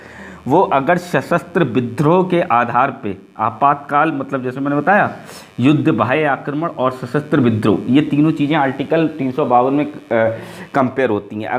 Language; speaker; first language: Hindi; native; Hindi